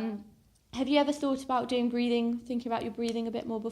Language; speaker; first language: English; native; English